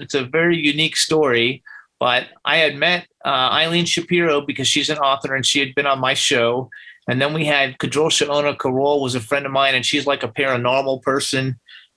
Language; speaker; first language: English; native; English